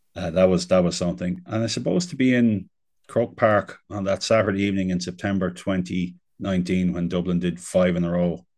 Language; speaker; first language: English; native; English